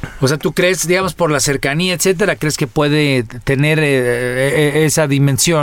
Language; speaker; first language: Spanish; native; Spanish